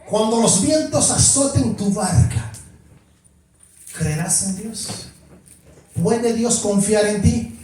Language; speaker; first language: Spanish; native; Spanish